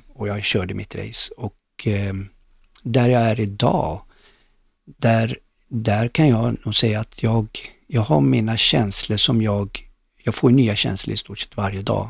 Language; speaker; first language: Swedish; early bilingual, other home language; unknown